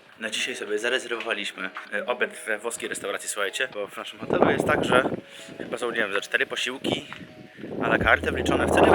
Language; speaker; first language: Polish; native; Polish